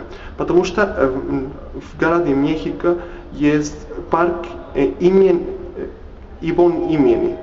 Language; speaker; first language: Russian; non-native, learner; Spanish